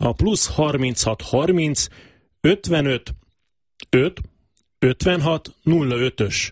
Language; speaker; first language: Hungarian; native; Hungarian